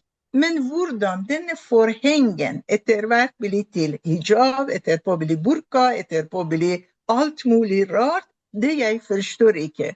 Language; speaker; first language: Norwegian; non-native, fluent; Persian